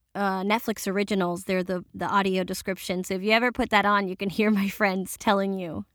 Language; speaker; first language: English; early bilingual, other home language; Spanish